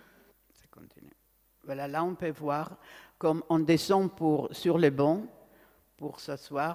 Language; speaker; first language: French; non-native, fluent; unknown